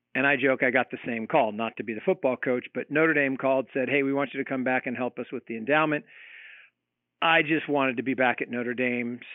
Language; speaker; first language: English; native; English